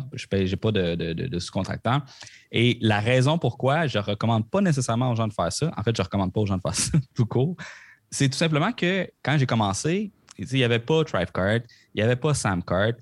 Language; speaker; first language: French; native; French